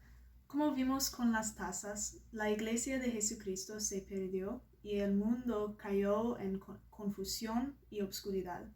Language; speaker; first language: Spanish; non-native, learner; English